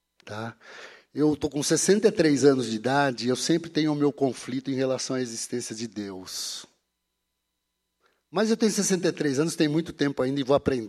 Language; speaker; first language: Portuguese; native; Portuguese